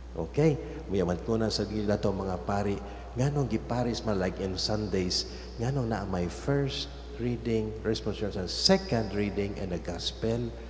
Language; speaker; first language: Cebuano; native; Cebuano